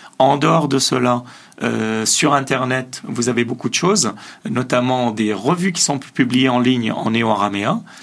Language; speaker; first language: French; early bilingual, other home language; Assyrian Neo-Aramaic